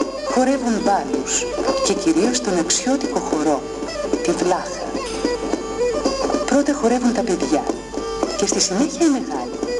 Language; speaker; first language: Greek; native; Greek